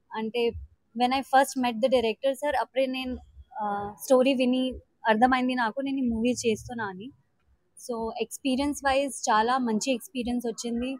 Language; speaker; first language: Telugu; non-native, learner; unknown